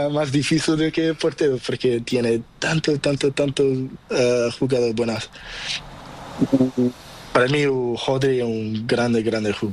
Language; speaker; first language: Spanish; non-native, learner; Portuguese